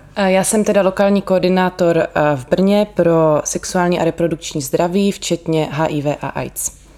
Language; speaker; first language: Czech; native; Czech